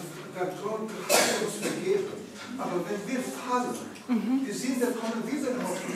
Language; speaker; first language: German; non-native, learner; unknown